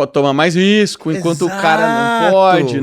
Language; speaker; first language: Portuguese; native; Portuguese